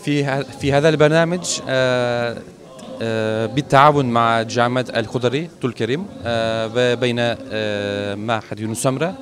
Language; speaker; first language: Arabic; non-native, fluent; Turkish